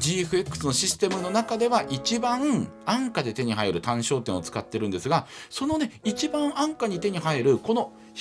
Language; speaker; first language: Japanese; native; Japanese